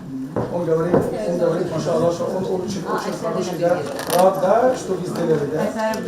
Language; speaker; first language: Russian; non-native, learner; Arabic